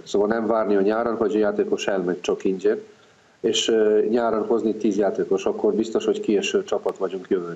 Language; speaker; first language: Hungarian; non-native, fluent; Serbian